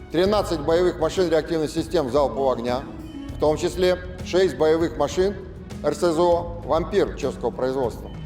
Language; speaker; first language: Russian; native; Russian